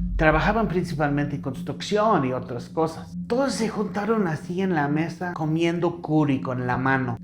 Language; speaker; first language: Spanish; non-native, fluent; English